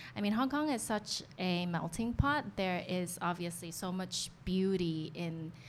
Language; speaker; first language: English; native; English